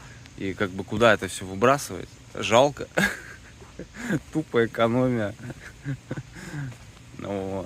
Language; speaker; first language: Russian; native; Russian